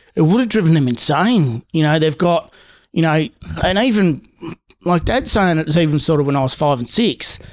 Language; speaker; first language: English; native; English